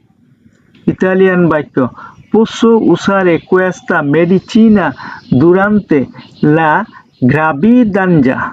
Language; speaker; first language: Italian; non-native, learner; Bangla